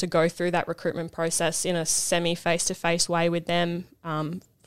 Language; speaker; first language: English; native; English